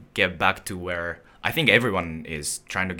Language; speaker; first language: English; non-native, fluent; Japanese